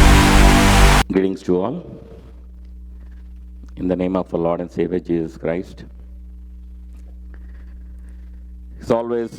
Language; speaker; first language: English; non-native, local second language; Telugu